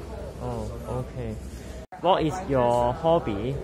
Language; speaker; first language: English; non-native, learner; Cantonese